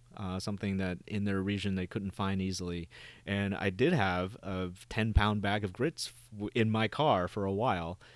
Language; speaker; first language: English; early bilingual, other home language; Vietnamese